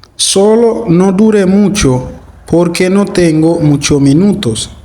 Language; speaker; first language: Spanish; non-native, fluent; Haitian Creole